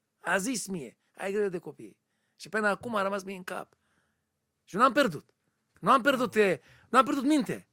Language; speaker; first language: Romanian; non-native, learner; Hebrew